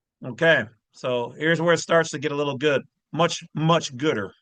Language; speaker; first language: English; native; English